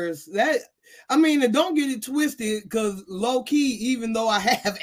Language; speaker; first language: English; native; English